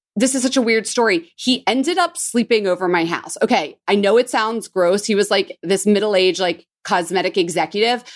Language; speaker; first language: English; native; English